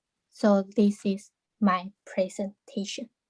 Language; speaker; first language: English; non-native, learner; Chinese